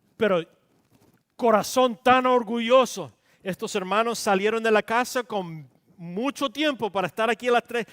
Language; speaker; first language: Spanish; non-native, local second language; English